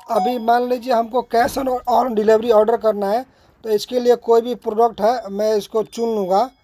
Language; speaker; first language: Hindi; native; Hindi